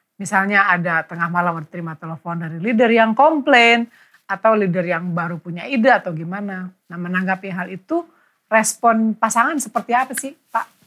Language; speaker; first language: Indonesian; native; Indonesian